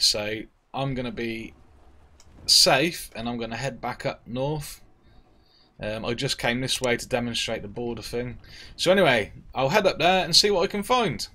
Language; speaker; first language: English; native; English